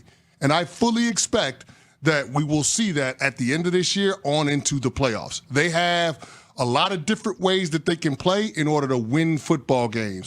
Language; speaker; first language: English; native; English